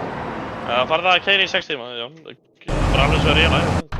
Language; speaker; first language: Icelandic; native; Icelandic